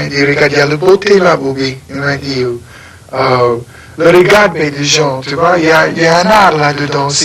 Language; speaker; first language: French; non-native, fluent; English